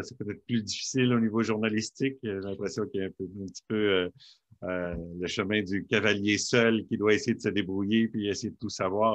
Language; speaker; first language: French; native; French